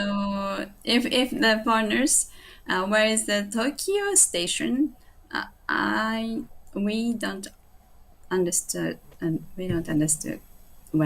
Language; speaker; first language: English; non-native, learner; Japanese